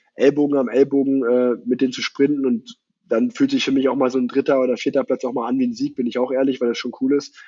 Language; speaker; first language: German; native; German